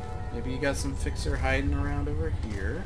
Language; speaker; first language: English; native; English